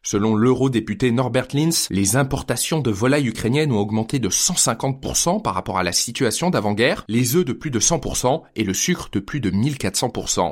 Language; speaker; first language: French; native; French